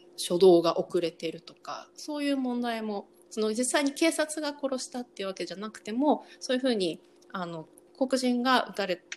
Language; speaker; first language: Japanese; native; Japanese